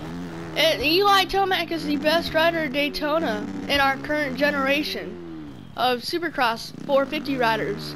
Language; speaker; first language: English; native; English